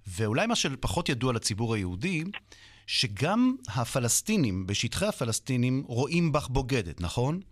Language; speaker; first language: Hebrew; native; Hebrew